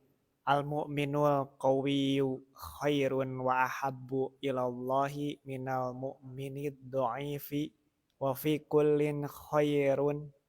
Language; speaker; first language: Arabic; non-native, learner; Indonesian